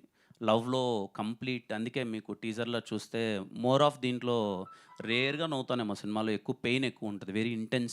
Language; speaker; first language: Telugu; native; Telugu